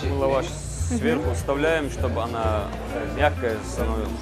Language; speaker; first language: Russian; non-native, learner; Turkish